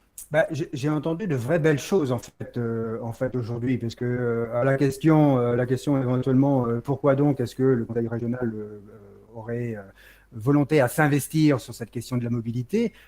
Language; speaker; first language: French; native; French